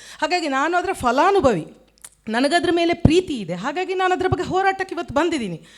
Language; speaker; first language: Kannada; non-native, local second language; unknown